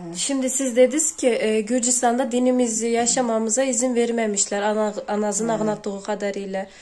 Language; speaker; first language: Turkish; early bilingual, heritage; Turkish